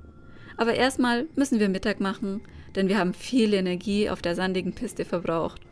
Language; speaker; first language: German; native; German